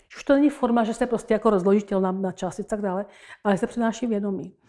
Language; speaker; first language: Czech; native; Czech